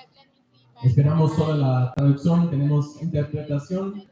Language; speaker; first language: Spanish; non-native, learner; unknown